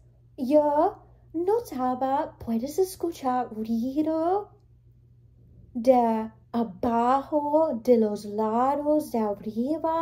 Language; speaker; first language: Spanish; early bilingual, heritage; English